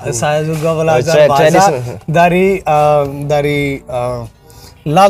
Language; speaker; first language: Indonesian; non-native, learner; Hindi